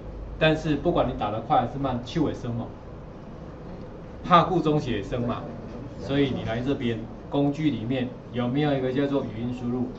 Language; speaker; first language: Chinese; native; Chinese